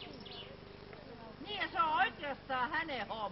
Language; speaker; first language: Finnish; native; Finnish